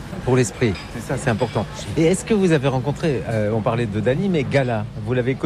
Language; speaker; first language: French; native; French